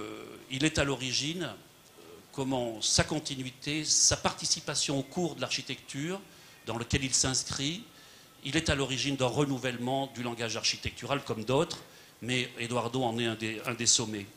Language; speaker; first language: French; native; French